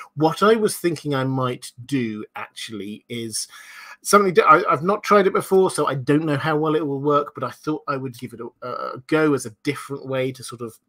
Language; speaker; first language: English; native; English